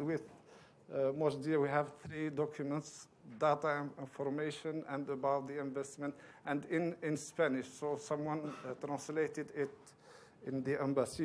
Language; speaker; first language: English; non-native, fluent; Arabic